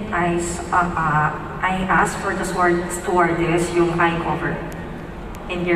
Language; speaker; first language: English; non-native, local second language; Filipino